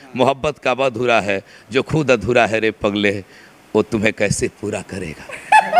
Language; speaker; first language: Hindi; native; Hindi